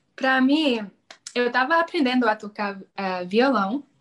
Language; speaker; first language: Portuguese; non-native, fluent; English